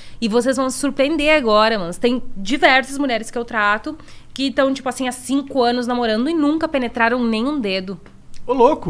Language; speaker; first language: Portuguese; native; Portuguese